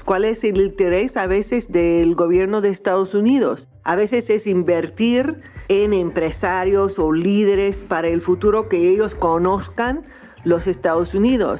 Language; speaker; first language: Spanish; non-native, fluent; English